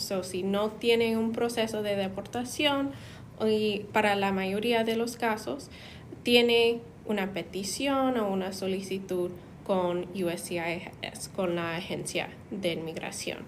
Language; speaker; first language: Spanish; non-native, fluent; English